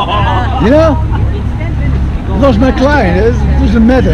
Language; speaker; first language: English; non-native, learner; Dutch